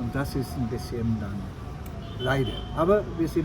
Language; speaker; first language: German; non-native, fluent; Sinhala